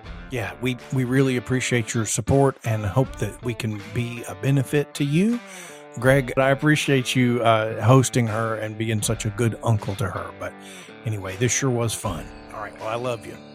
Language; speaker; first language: English; early bilingual, other home language; Spanish